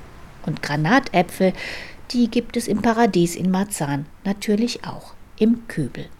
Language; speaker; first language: German; native; German